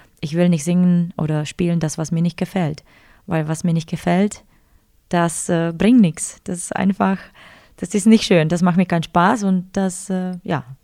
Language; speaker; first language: German; non-native, fluent; Czech